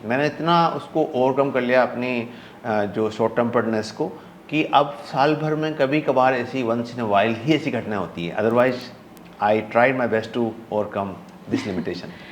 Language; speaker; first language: Hindi; native; Hindi